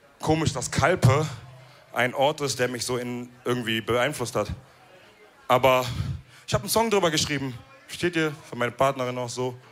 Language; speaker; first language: German; early bilingual, other home language; Wolof